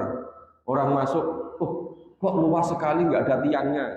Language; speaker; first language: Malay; non-native, local second language; Javanese